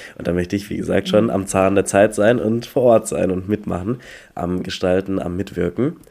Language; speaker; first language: German; native; German